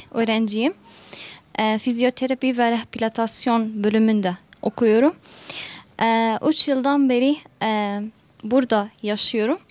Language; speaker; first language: Turkish; non-native, fluent; Arabic